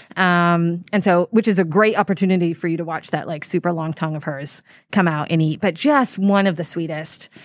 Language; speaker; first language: English; native; English